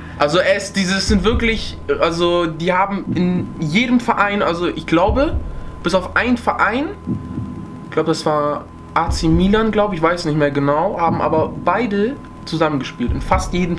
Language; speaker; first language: German; native; German